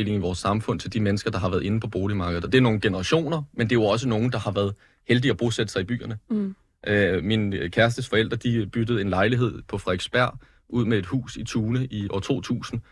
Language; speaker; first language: Danish; native; Danish